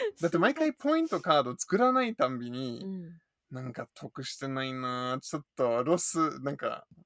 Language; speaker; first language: Japanese; non-native, fluent; German